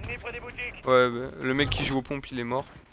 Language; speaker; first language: French; native; French